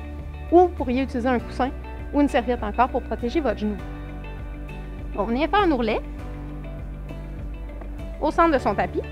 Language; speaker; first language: French; native; French